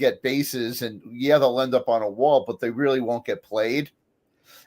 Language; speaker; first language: English; native; English